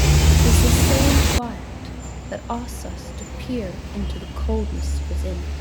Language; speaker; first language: English; native; English